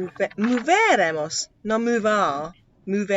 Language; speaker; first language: Spanish; non-native, learner; English